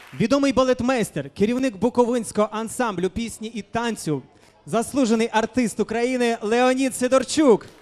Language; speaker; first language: Ukrainian; native; Ukrainian